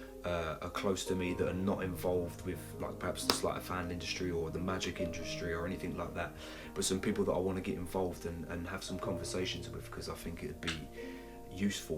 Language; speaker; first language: English; native; English